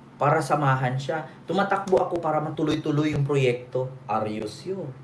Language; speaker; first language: Filipino; non-native, local second language; Cebuano